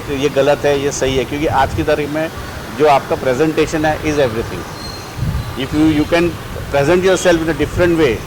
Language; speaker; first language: Hindi; non-native, local second language; Marathi